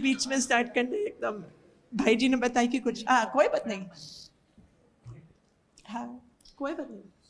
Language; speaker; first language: Hindi; non-native, learner; English